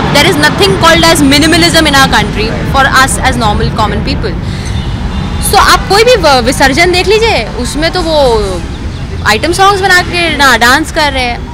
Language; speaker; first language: Hindi; native; Hindi